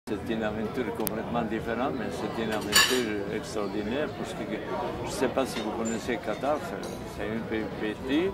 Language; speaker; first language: French; non-native, fluent; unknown